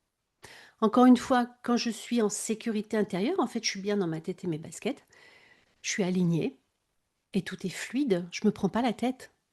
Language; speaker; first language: French; native; French